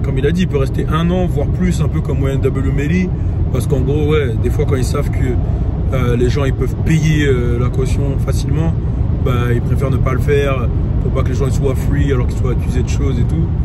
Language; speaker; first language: French; native; French